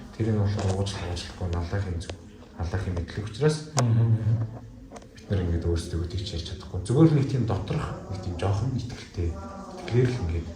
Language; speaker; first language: Mongolian; non-native, local second language; Kazakh